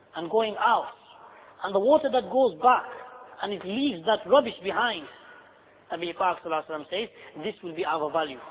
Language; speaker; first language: English; native; English